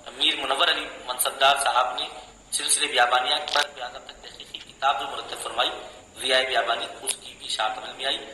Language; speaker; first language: Urdu; native; Urdu